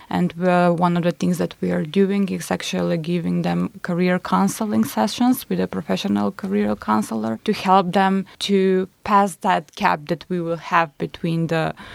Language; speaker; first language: English; non-native, fluent; Macedonian